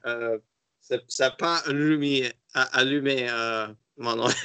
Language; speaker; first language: French; non-native, learner; English